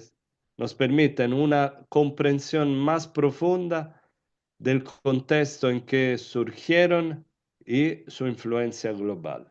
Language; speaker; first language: Spanish; non-native, fluent; Italian